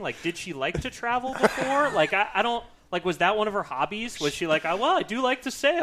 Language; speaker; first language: English; native; English